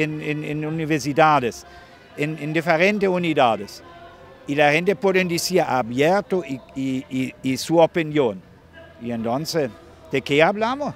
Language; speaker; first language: Spanish; non-native, fluent; German